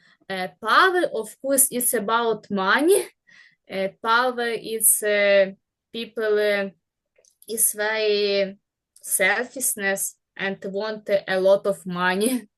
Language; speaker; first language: English; non-native, learner; Ukrainian